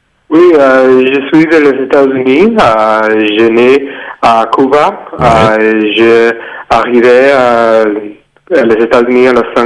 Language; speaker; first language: French; non-native, learner; Spanish